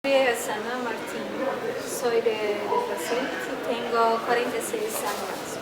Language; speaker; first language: Spanish; non-native, local second language; Portuguese